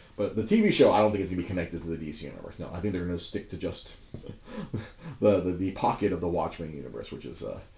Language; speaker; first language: English; native; English